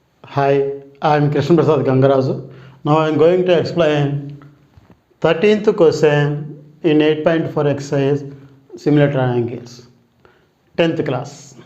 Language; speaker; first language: English; non-native, local second language; Telugu